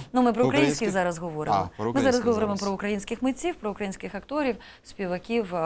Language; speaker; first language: Ukrainian; native; Ukrainian